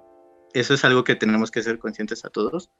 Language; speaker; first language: Spanish; native; Spanish